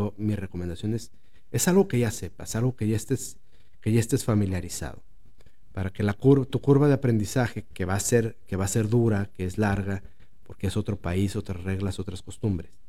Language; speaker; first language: Spanish; native; Spanish